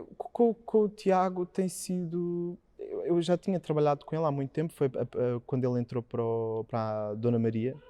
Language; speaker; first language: Portuguese; early bilingual, heritage; Portuguese